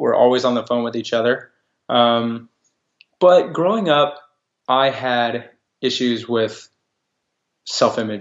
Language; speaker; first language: English; native; English